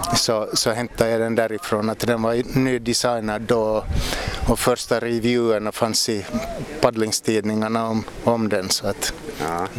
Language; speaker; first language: Swedish; native; Swedish